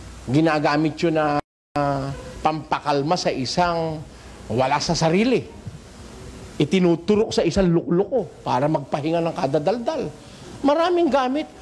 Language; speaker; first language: Filipino; native; Filipino